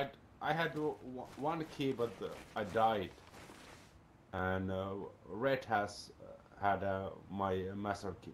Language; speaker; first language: English; non-native, learner; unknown